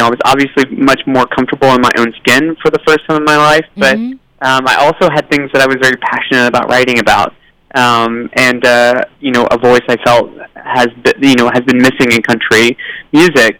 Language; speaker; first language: English; native; English